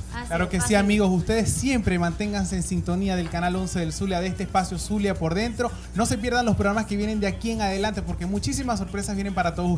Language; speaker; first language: Spanish; native; Spanish